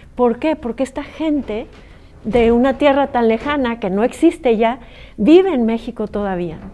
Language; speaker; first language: Spanish; native; Spanish